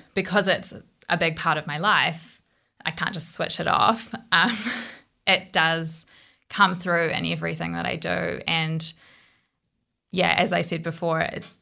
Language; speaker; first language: English; native; English